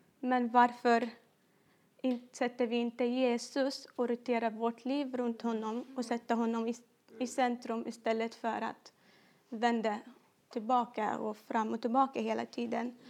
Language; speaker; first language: Swedish; non-native, fluent; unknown